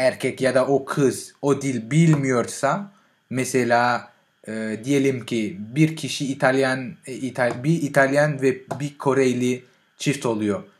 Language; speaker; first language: Turkish; non-native, fluent; French